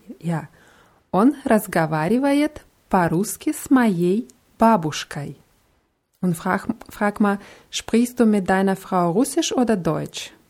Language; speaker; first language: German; non-native, fluent; Russian